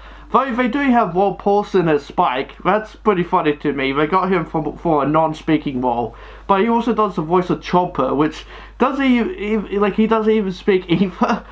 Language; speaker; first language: English; native; English